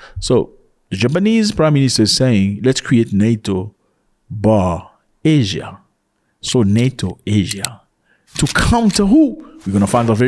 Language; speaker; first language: English; non-native, fluent; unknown